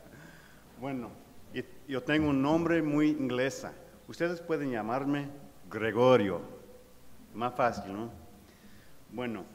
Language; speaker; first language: Spanish; non-native, fluent; English